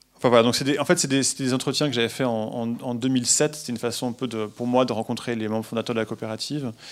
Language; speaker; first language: French; native; French